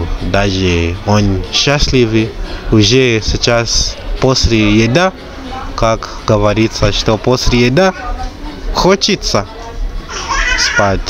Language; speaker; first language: Russian; non-native, learner; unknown